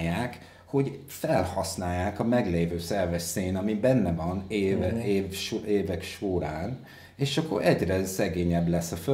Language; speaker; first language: Hungarian; non-native, fluent; English